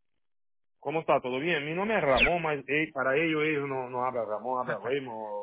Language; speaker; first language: Spanish; non-native, learner; Portuguese